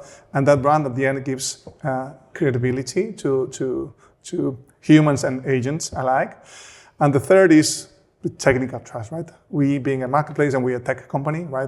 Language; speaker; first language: English; non-native, fluent; Spanish